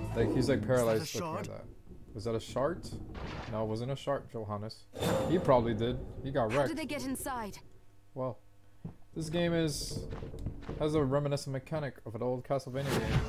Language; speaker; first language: English; native; English